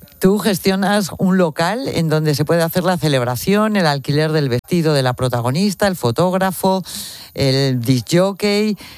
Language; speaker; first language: Spanish; native; Spanish